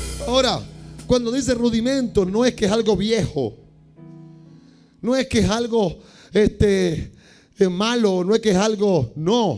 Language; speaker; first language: Spanish; native; Spanish